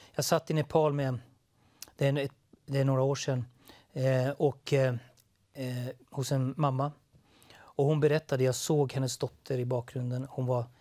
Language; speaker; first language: Swedish; native; Swedish